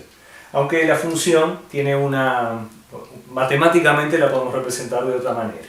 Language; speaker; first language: Spanish; native; Spanish